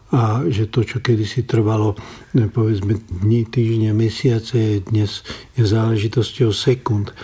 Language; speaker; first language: Slovak; native; Slovak